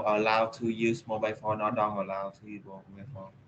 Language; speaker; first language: English; non-native, learner; Vietnamese